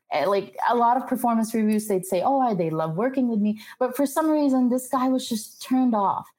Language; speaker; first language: English; non-native, local second language; Filipino